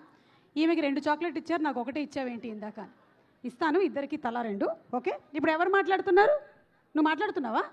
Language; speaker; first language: Telugu; native; Telugu